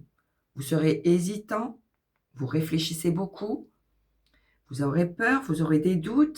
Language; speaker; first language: French; native; French